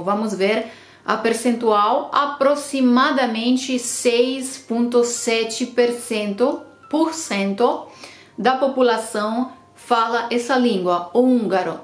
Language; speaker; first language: Portuguese; non-native, fluent; Romanian